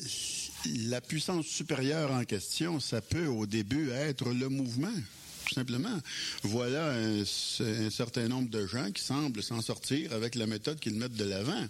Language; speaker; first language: French; native; French